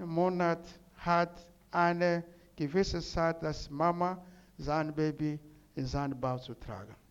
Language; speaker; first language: German; non-native, learner; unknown